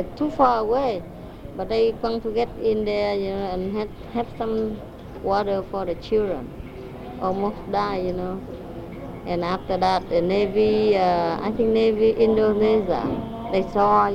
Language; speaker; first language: English; non-native, learner; Vietnamese